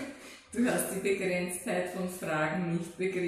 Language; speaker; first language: German; native; German